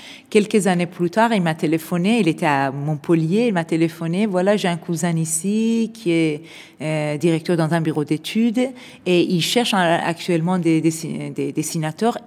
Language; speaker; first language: French; non-native, fluent; Persian